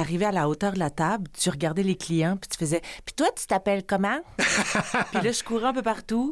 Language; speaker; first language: French; native; French